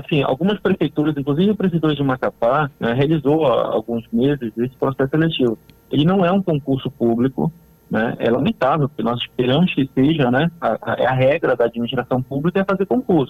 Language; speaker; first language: Portuguese; native; Portuguese